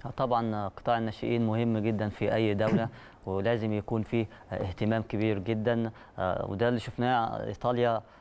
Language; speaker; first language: Arabic; native; Arabic